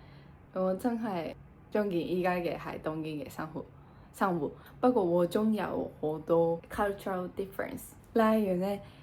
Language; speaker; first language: Cantonese; non-native, learner; Japanese